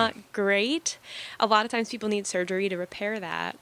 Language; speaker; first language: English; native; English